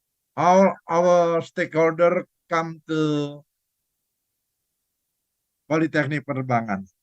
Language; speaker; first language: English; non-native, fluent; Indonesian